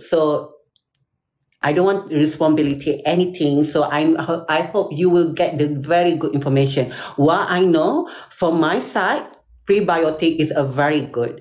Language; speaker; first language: English; non-native, local second language; Malay